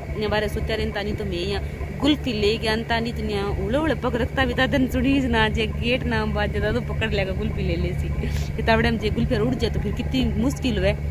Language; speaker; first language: Hindi; native; Hindi